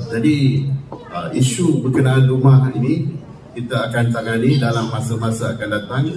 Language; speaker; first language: Malay; non-native, local second language; Tamil